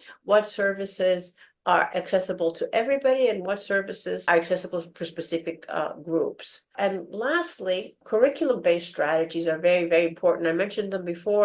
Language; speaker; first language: English; non-native, fluent; Greek